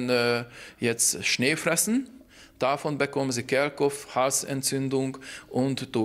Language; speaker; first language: German; non-native, fluent; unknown